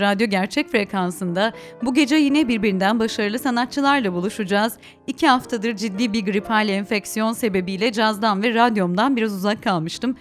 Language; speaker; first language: Turkish; native; Turkish